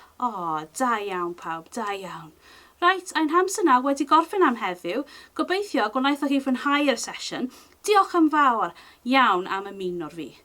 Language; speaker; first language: Welsh; non-native, local second language; English